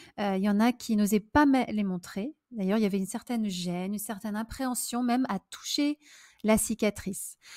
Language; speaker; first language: French; native; French